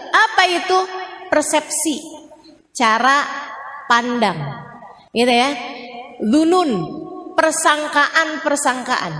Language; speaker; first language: Indonesian; native; Indonesian